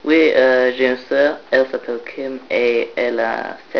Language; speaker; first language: French; non-native, learner; English